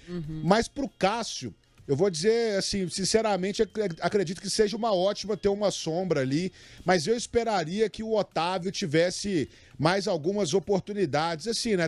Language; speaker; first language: Portuguese; native; Portuguese